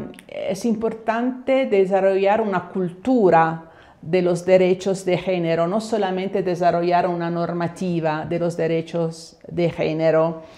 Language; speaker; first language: Spanish; non-native, fluent; Italian